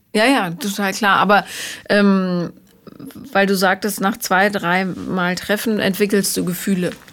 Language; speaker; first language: German; native; German